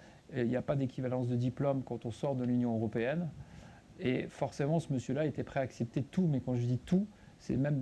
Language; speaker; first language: French; native; French